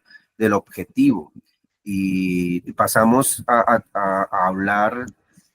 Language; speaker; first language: Spanish; native; Spanish